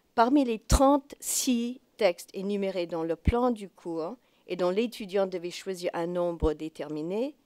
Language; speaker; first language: French; non-native, fluent; English